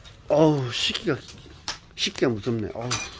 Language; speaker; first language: Korean; native; Korean